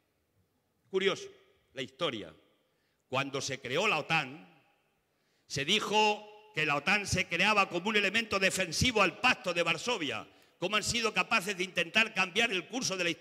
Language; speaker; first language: Spanish; native; Spanish